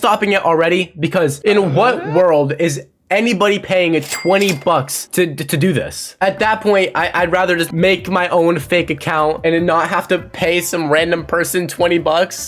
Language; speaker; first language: English; native; English